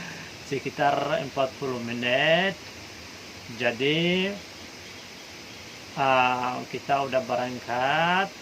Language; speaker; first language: Indonesian; non-native, fluent; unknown